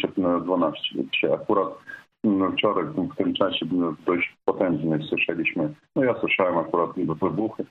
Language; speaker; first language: Polish; non-native, fluent; Ukrainian